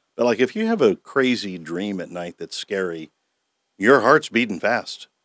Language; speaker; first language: English; native; English